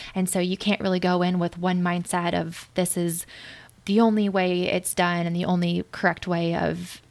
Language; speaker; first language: English; native; English